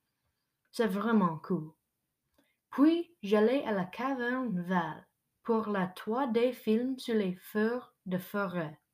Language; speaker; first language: French; non-native, local second language; English